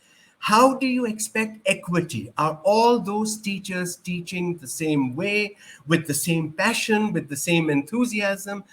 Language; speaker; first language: English; non-native, local second language; Urdu